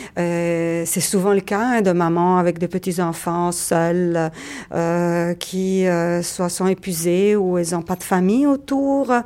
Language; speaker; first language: French; native; French